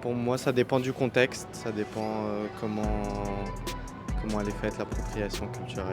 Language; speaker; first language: French; non-native, fluent; Russian